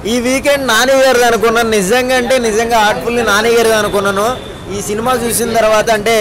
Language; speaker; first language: Telugu; native; Telugu